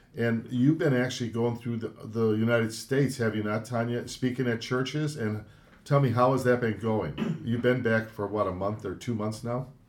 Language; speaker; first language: English; native; English